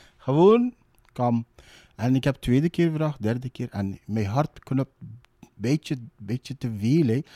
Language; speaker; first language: Dutch; non-native, learner; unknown